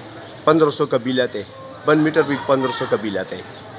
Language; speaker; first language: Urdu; non-native, local second language; Pashto